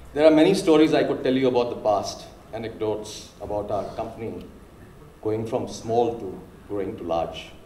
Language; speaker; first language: English; non-native, local second language; Hindi